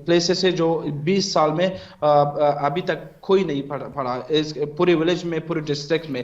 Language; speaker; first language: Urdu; non-native, fluent; Persian